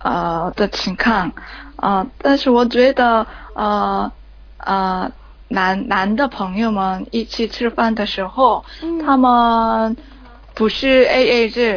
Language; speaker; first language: Chinese; non-native, learner; Korean